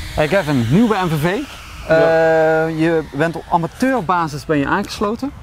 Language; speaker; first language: Dutch; native; Dutch